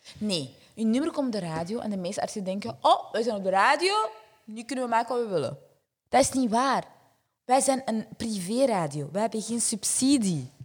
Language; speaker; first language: Dutch; early bilingual, other home language; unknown